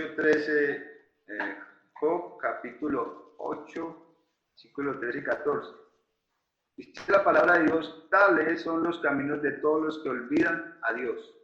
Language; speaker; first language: Spanish; native; Spanish